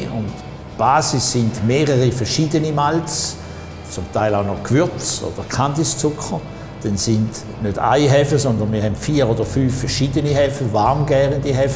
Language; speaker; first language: German; native; German